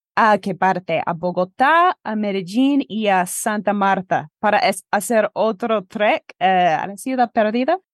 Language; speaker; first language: Spanish; non-native, fluent; English